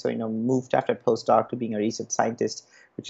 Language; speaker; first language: English; non-native, local second language; Bangla